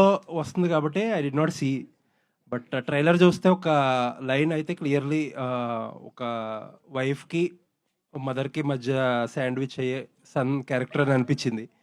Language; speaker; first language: Telugu; native; Telugu